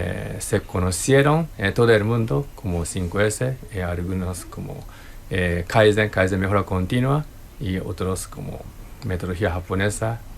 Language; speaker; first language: Spanish; non-native, learner; Japanese